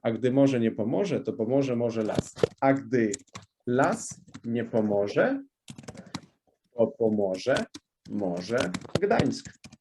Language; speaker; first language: Polish; non-native, fluent; Russian